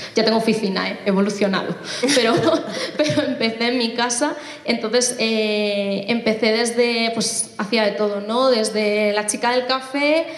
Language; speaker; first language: Spanish; native; Spanish